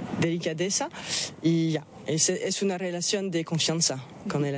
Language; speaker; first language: Spanish; non-native, fluent; French